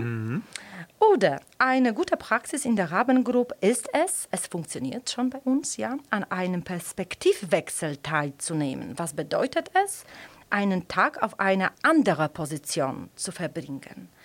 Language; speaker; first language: German; non-native, fluent; Polish